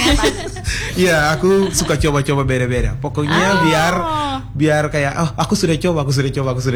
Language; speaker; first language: Indonesian; non-native, learner; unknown